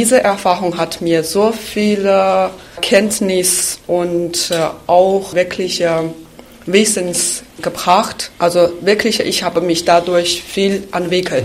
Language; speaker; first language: German; non-native, fluent; Chinese